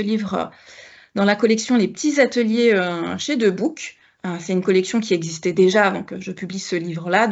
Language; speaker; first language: French; native; French